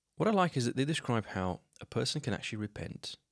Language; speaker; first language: English; non-native, fluent; Slovenian